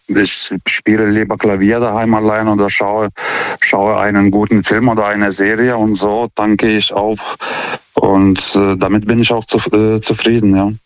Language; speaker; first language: German; non-native, fluent; Lithuanian